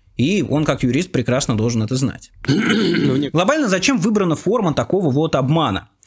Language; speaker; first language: Russian; native; Russian